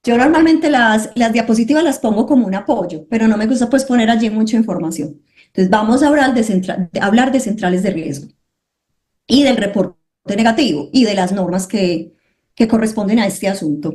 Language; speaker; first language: Spanish; native; Spanish